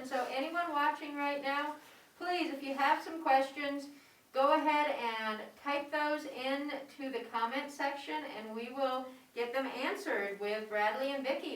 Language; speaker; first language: English; native; English